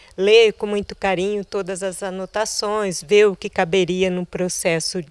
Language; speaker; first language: Portuguese; native; Portuguese